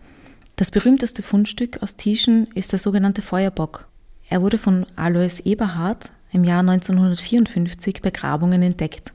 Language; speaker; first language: German; native; German